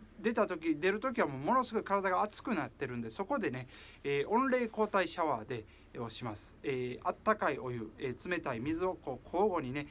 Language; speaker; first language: Japanese; native; Japanese